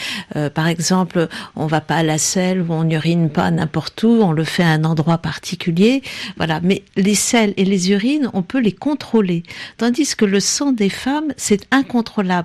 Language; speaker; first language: French; native; French